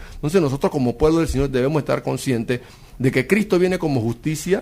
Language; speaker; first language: Spanish; native; Spanish